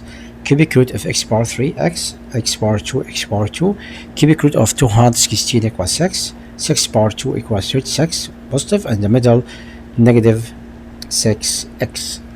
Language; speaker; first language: English; non-native, local second language; Arabic